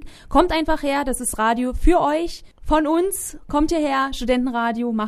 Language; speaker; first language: German; native; German